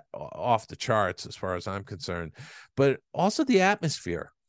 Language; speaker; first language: English; native; English